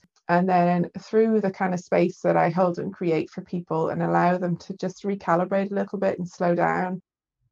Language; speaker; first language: English; native; English